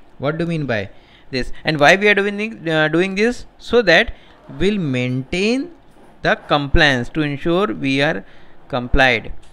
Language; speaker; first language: English; non-native, local second language; Hindi